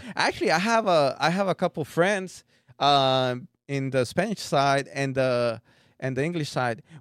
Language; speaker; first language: English; early bilingual, other home language; Spanish